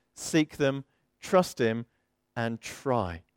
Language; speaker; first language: English; native; English